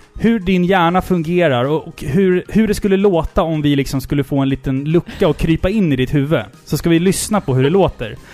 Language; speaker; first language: Swedish; native; Swedish